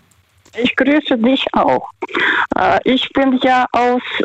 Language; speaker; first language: German; non-native, fluent; Russian